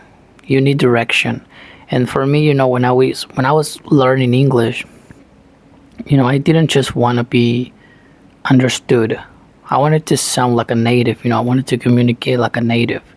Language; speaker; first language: English; non-native, fluent; Spanish